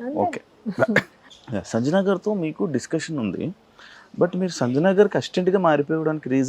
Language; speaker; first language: Telugu; native; Telugu